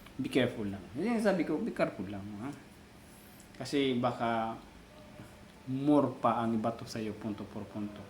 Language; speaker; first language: Filipino; non-native, local second language; Cebuano